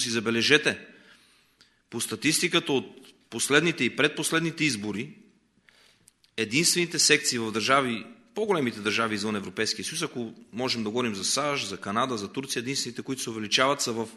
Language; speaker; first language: Bulgarian; native; Bulgarian